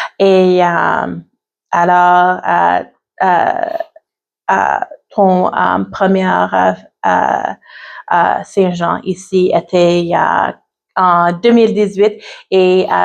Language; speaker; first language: French; non-native, learner; English